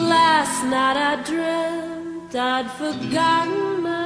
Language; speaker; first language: English; native; English